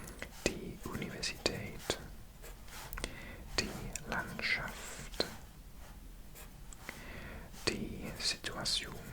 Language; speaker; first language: German; non-native, learner; English